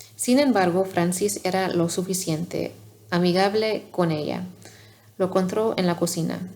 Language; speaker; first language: Spanish; non-native, learner; English